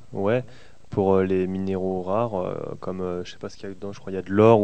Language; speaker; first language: French; native; French